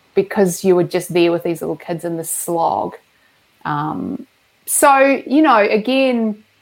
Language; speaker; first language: English; native; English